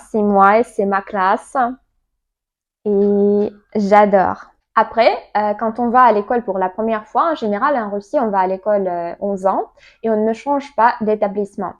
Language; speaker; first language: French; non-native, learner; Russian